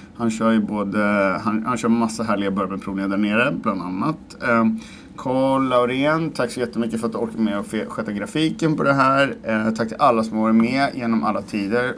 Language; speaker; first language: Swedish; native; Swedish